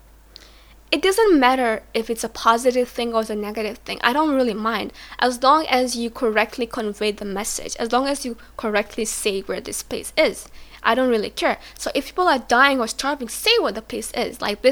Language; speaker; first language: English; non-native, local second language; Swahili